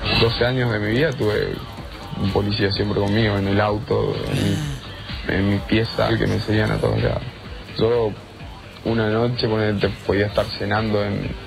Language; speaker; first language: Spanish; native; Spanish